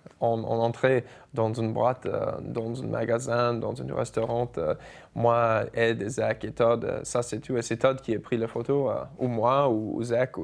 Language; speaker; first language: French; non-native, fluent; English